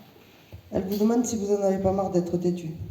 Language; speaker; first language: French; native; French